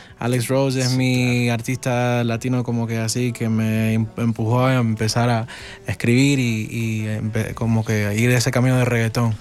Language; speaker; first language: Spanish; early bilingual, heritage; Spanish